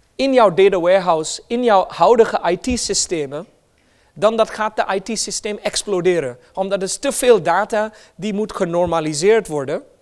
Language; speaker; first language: Dutch; non-native, fluent; Hindi